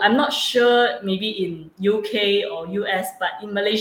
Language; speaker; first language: English; non-native, local second language; Chinese